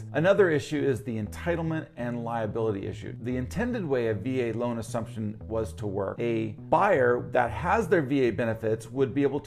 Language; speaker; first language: English; native; English